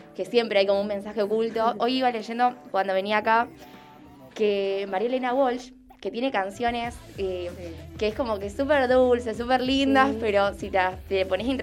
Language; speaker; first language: Spanish; native; Spanish